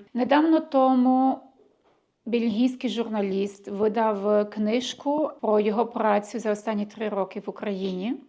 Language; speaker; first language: Ukrainian; early bilingual, heritage; Ukrainian